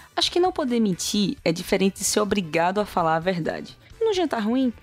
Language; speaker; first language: Portuguese; native; Portuguese